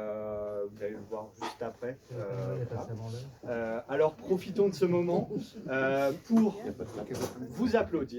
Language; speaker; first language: French; native; French